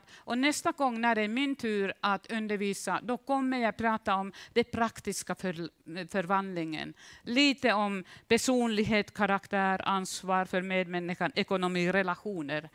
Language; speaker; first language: Swedish; non-native, fluent; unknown